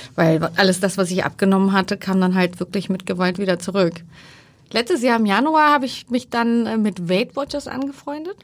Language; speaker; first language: German; early bilingual, other home language; Turkish